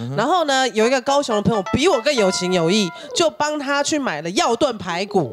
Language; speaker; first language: Chinese; native; Chinese